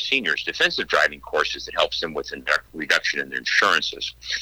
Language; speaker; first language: English; native; English